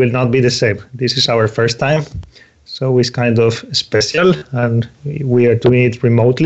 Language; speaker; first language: English; non-native, fluent; Spanish